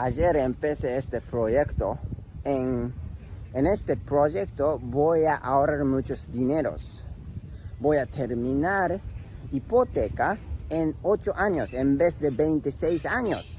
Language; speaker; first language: Spanish; non-native, learner; Japanese